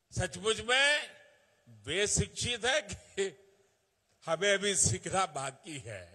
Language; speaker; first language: Hindi; non-native, local second language; Gujarati